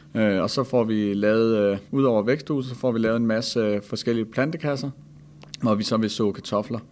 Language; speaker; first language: Danish; native; Danish